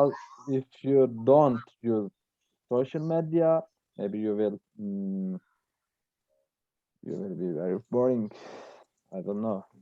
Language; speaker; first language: English; non-native, learner; Turkish